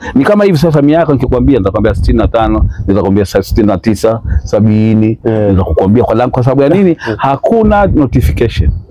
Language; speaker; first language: Swahili; non-native, local second language; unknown